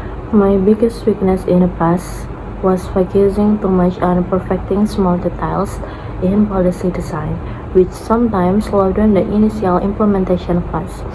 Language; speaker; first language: English; non-native, fluent; Indonesian